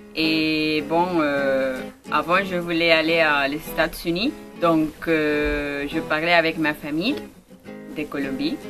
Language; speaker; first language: French; non-native, learner; Spanish